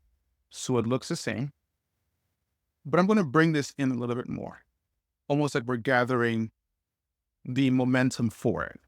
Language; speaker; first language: English; native; English